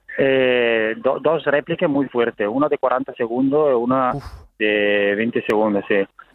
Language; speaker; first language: Spanish; non-native, learner; Italian